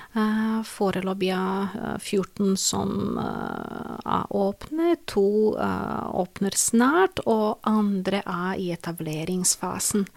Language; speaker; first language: Norwegian; non-native, fluent; Serbian